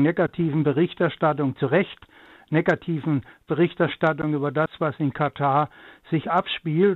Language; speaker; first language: German; native; German